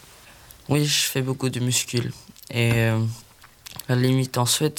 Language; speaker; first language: French; non-native, learner; Swedish